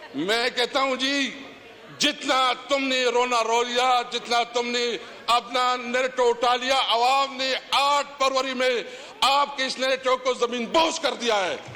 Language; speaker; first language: Urdu; non-native, local second language; Pashto